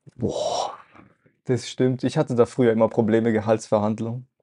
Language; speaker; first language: German; early bilingual, other home language; Russian